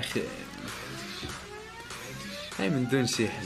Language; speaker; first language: Arabic; native; Arabic